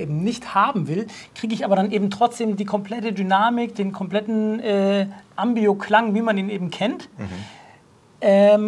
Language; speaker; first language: German; native; German